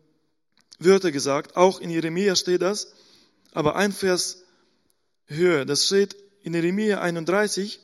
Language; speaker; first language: German; non-native, fluent; Russian